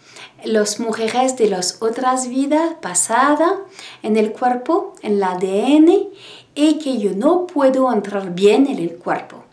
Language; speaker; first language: Spanish; non-native, learner; French